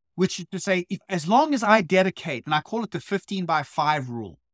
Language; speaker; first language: English; native; English